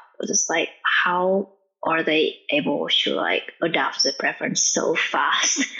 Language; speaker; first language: English; non-native, fluent; Vietnamese